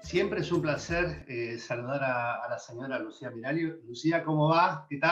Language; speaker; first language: Spanish; native; Spanish